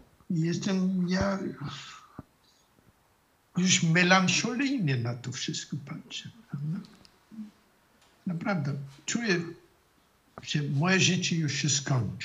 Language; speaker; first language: Polish; non-native, fluent; German